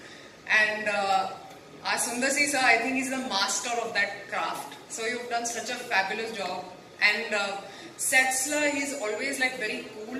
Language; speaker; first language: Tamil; non-native, local second language; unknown